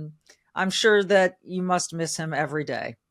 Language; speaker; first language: English; native; English